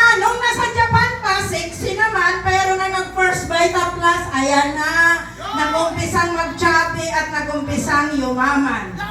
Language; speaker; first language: Filipino; non-native, local second language; Cebuano